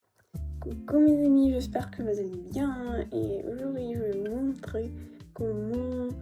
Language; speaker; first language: French; non-native, fluent; Russian